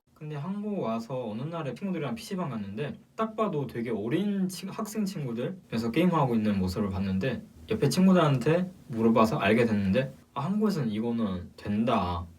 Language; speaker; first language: Korean; non-native, fluent; Chinese